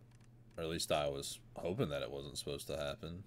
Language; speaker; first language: English; native; English